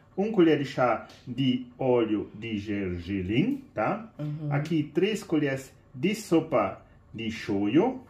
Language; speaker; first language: Portuguese; non-native, fluent; German